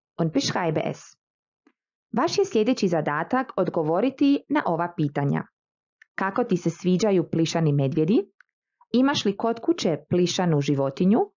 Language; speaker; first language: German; non-native, fluent; Croatian